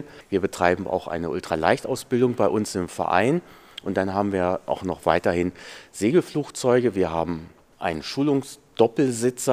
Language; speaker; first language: German; native; German